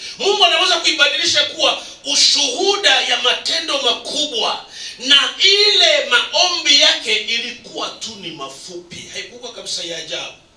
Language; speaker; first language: Swahili; non-native, local second language; Nande